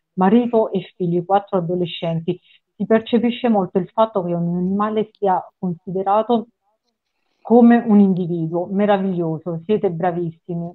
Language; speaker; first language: Italian; native; Italian